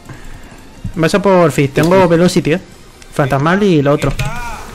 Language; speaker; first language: Spanish; native; Spanish